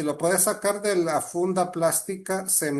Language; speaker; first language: Spanish; native; Spanish